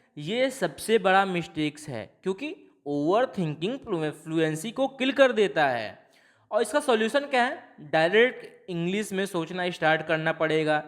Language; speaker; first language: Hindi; non-native, local second language; Bhojpuri